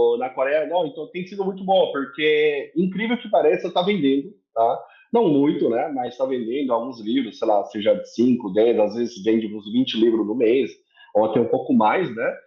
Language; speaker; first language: Portuguese; early bilingual, other home language; Korean